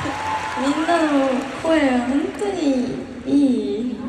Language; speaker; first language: Japanese; non-native, learner; Korean